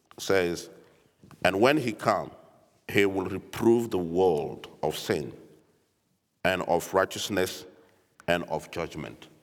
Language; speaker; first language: English; non-native, fluent; French